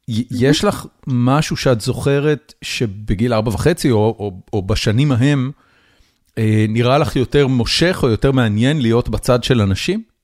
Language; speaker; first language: Hebrew; native; Hebrew